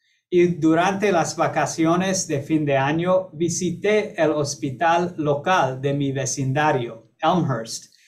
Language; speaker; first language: Spanish; non-native, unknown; English